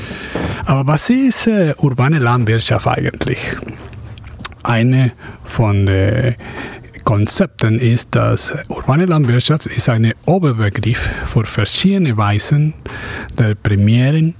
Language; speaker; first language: German; non-native, fluent; Spanish